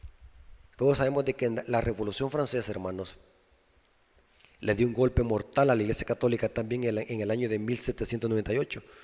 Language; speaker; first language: Spanish; native; Spanish